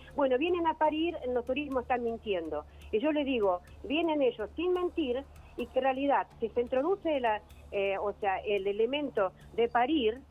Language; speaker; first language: Spanish; non-native, fluent; Russian